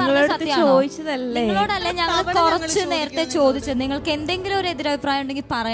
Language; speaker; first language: Malayalam; native; Malayalam